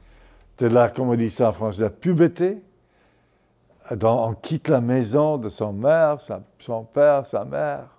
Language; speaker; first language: French; non-native, fluent; English